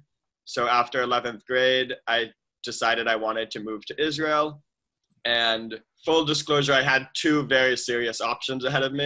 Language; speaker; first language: English; native; English